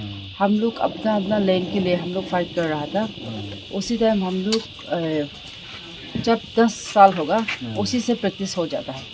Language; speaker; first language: Hindi; non-native, local second language; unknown